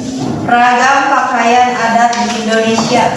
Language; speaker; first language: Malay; non-native, local second language; Sundanese